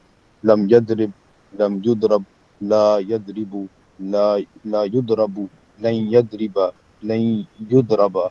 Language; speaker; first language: Arabic; non-native, learner; Urdu